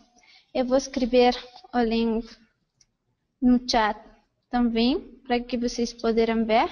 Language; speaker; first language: Portuguese; non-native, fluent; Spanish